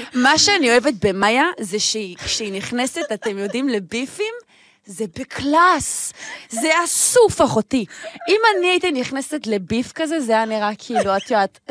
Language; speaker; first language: Hebrew; native; Hebrew